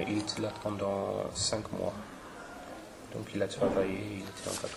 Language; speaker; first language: French; non-native, fluent; English